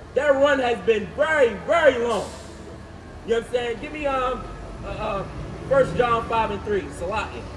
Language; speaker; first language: English; native; English